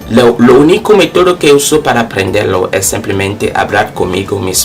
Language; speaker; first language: Spanish; non-native, local second language; French